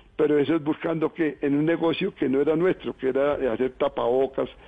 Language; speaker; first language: Spanish; native; Spanish